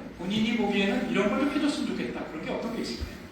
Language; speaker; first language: Korean; native; Korean